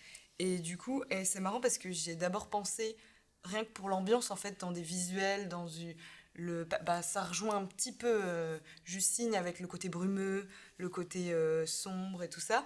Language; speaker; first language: French; native; French